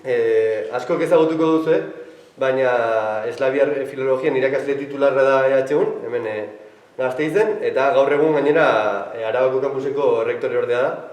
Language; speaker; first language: Basque; native; Basque